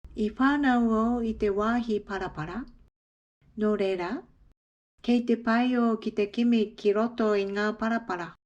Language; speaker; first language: Māori; non-native, fluent; Japanese